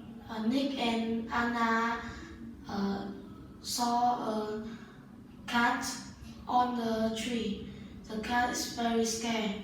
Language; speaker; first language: English; non-native, learner; Vietnamese